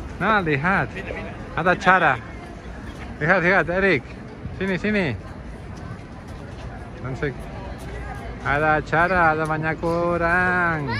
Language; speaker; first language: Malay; non-native, fluent; Catalan